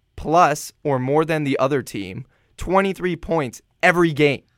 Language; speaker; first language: English; native; English